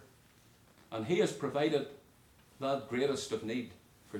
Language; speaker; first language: English; native; English